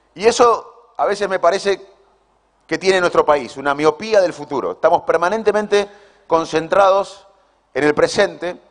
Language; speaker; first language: Spanish; native; Spanish